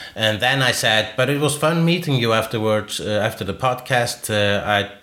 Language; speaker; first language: English; non-native, fluent; Icelandic